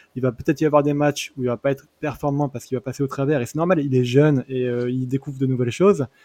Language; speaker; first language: French; native; French